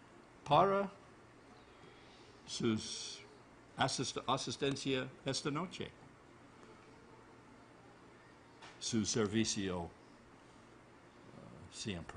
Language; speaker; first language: Spanish; non-native, learner; English